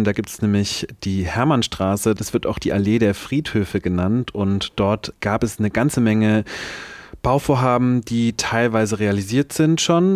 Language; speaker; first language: German; native; German